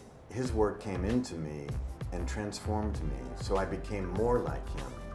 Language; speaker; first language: English; native; English